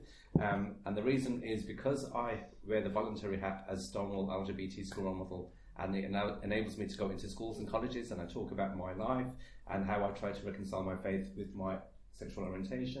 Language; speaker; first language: English; native; English